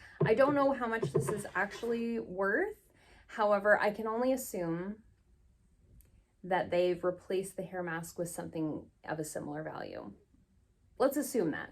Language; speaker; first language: English; native; English